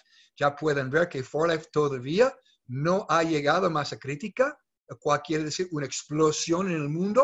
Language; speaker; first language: Spanish; non-native, fluent; English